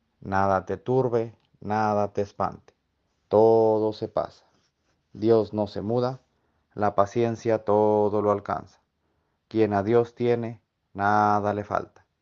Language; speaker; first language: Spanish; native; Spanish